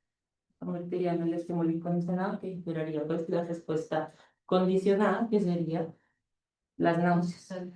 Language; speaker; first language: Spanish; native; Spanish